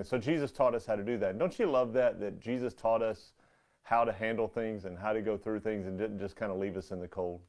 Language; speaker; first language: English; native; English